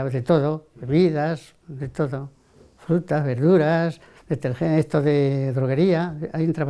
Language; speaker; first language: Spanish; native; Spanish